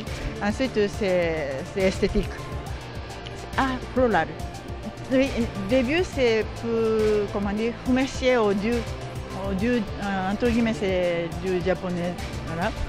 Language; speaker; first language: French; non-native, fluent; Japanese